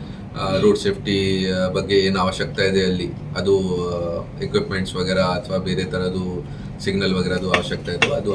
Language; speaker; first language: Kannada; non-native, local second language; Hindi